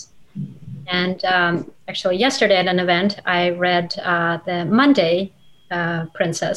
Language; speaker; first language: English; non-native, fluent; Russian